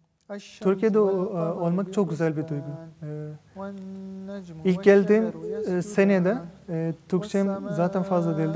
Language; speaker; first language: Turkish; non-native, fluent; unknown